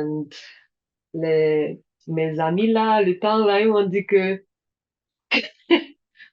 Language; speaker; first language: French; non-native, learner; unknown